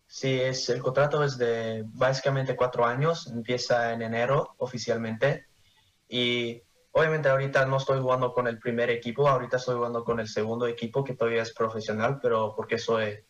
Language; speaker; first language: Spanish; early bilingual, heritage; Spanish